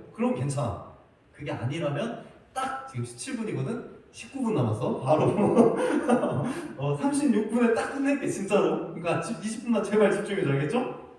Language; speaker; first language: Korean; native; Korean